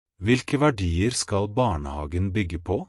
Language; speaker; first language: Norwegian; non-native, fluent; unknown